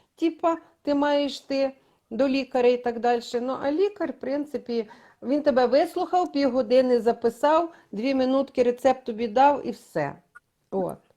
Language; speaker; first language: Ukrainian; native; Ukrainian